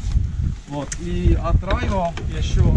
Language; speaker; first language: Russian; non-native, learner; Estonian